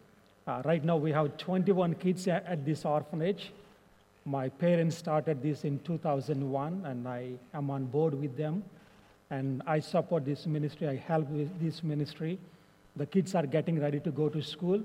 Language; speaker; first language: English; non-native, local second language; Telugu